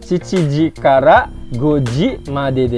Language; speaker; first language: Japanese; non-native, fluent; Indonesian